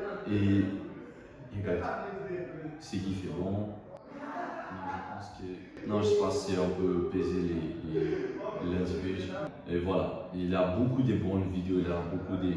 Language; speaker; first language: French; non-native, learner; Portuguese